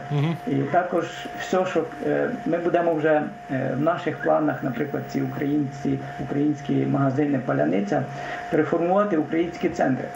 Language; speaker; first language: Ukrainian; native; Ukrainian